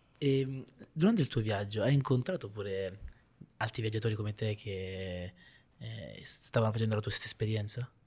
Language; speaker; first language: Italian; native; Italian